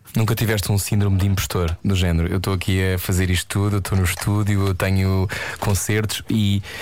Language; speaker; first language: Portuguese; native; Portuguese